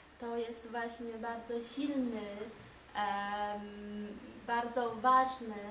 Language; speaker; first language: Polish; non-native, learner; Chinese